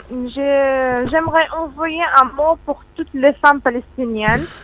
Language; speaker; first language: French; non-native, learner; Arabic